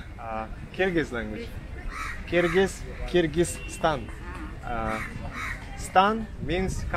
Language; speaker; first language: English; non-native, fluent; Kyrgyz